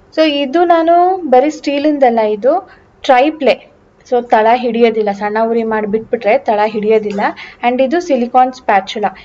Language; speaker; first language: Kannada; native; Kannada